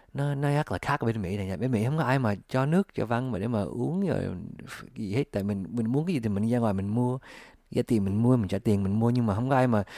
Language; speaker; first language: Vietnamese; early bilingual, other home language; English